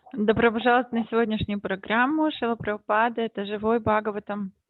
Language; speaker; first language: Russian; native; Russian